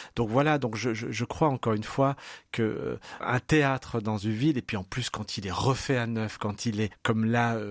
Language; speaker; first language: French; native; French